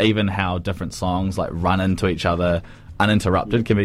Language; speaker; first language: English; native; English